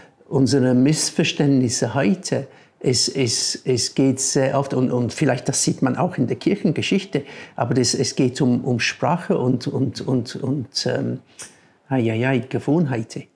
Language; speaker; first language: German; non-native, fluent; English